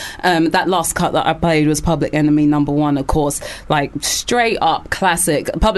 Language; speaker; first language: English; native; English